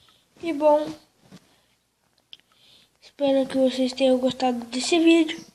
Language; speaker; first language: Portuguese; native; Portuguese